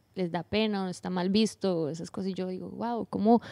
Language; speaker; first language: Spanish; native; Spanish